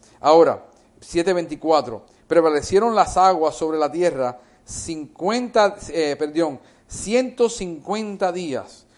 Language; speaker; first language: Spanish; early bilingual, heritage; Spanish